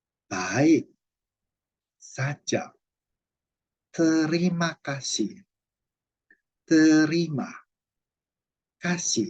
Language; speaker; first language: Indonesian; non-native, fluent; Chinese